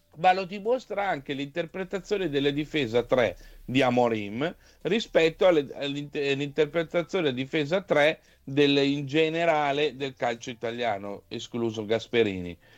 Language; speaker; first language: Italian; native; Italian